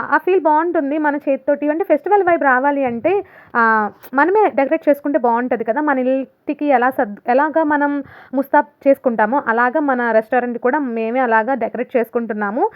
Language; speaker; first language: Telugu; non-native, local second language; Urdu